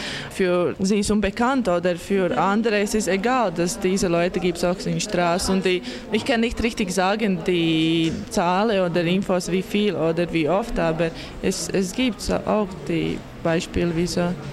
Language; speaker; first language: German; non-native, learner; Latvian